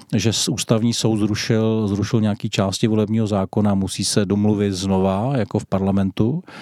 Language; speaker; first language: Czech; native; Czech